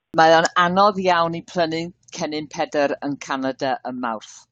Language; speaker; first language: Welsh; non-native, learner; English